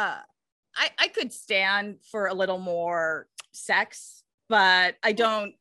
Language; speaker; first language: English; native; English